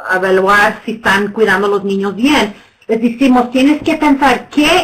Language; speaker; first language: Spanish; non-native, fluent; English